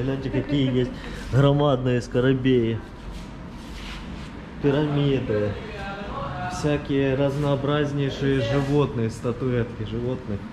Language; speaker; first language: Russian; native; Russian